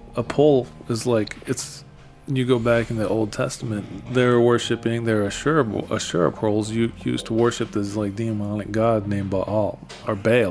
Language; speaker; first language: English; native; English